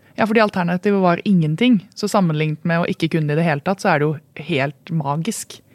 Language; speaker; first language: Norwegian; native; Norwegian